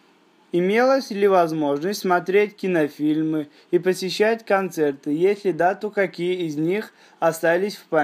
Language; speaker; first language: Russian; native; Russian